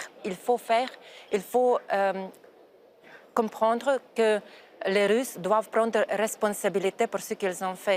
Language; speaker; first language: French; non-native, fluent; Ukrainian